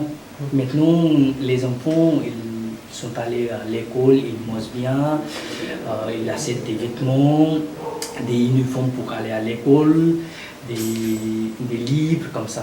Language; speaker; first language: French; non-native, learner; Nepali